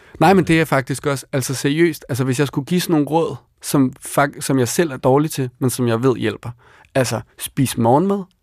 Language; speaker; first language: Danish; native; Danish